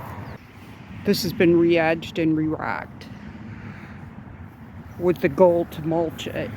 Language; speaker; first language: English; native; English